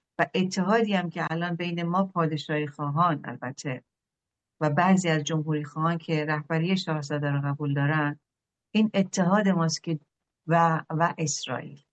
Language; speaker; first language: Persian; native; Persian